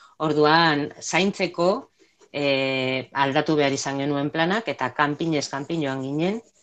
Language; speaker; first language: Basque; non-native, local second language; Spanish